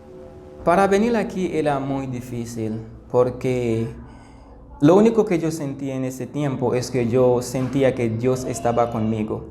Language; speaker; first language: Spanish; non-native, learner; Haitian Creole